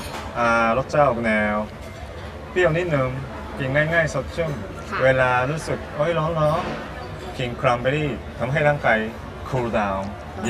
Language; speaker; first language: Thai; non-native, learner; Japanese